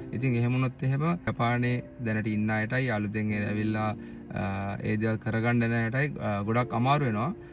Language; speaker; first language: Sinhala; native; Sinhala